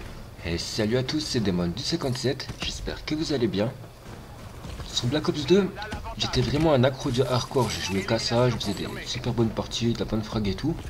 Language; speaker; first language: French; native; French